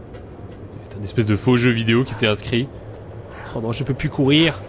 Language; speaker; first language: French; native; French